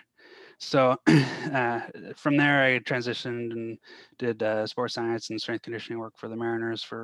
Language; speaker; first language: English; native; English